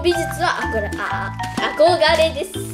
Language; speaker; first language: Japanese; native; Japanese